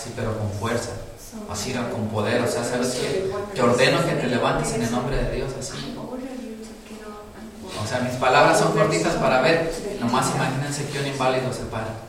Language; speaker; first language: Spanish; native; Spanish